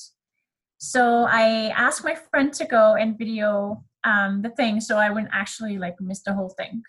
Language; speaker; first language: English; non-native, fluent; French